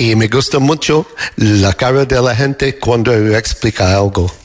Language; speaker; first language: Spanish; non-native, learner; English